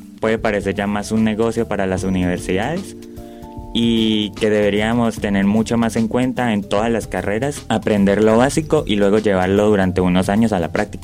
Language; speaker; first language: Spanish; native; Spanish